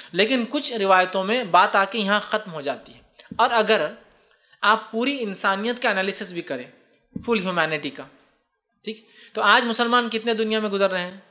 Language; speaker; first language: Urdu; native; Urdu